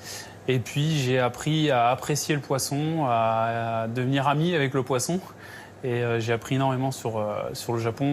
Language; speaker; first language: French; native; French